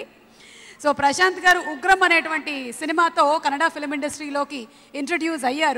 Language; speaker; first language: Telugu; native; Telugu